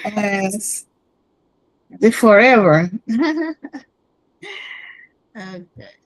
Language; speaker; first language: English; non-native, learner; Spanish